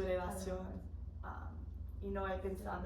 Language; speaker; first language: Spanish; non-native, fluent; English